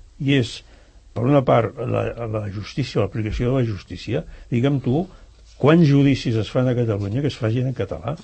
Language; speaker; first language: Catalan; native; Catalan